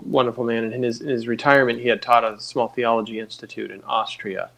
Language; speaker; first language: English; native; English